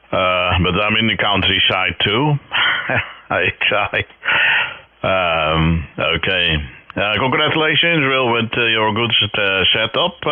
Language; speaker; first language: English; non-native, fluent; Dutch